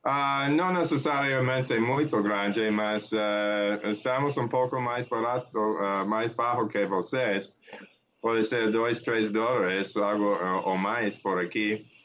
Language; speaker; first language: Portuguese; non-native, learner; English